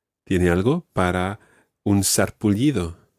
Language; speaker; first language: Spanish; non-native, fluent; English